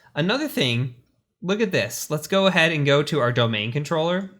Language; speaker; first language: English; native; English